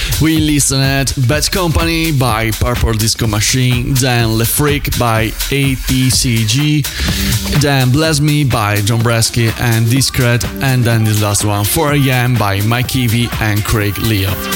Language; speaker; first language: English; non-native, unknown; Italian